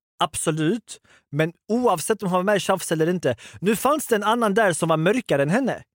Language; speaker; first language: Swedish; early bilingual, other home language; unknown